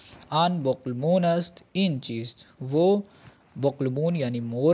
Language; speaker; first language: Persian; non-native, fluent; Urdu